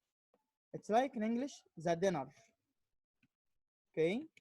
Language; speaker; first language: English; non-native, learner; Arabic